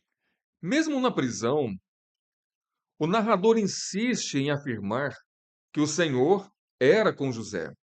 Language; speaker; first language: Portuguese; native; Portuguese